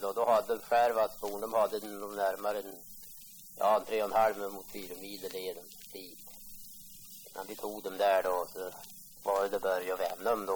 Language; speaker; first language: Swedish; native; Swedish